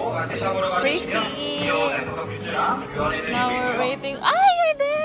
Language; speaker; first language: English; non-native, local second language; Filipino